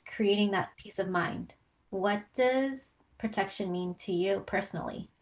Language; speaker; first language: English; native; English